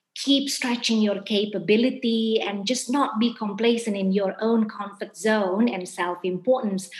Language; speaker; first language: English; non-native, fluent; Indonesian